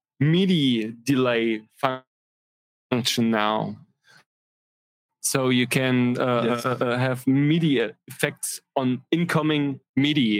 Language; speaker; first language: English; non-native, fluent; German